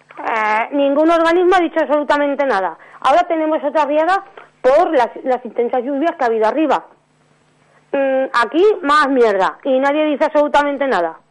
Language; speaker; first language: Spanish; native; Spanish